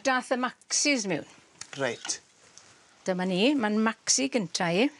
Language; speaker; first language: Welsh; native; Welsh